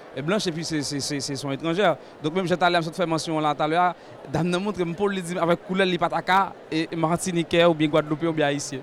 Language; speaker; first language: French; non-native, local second language; Haitian Creole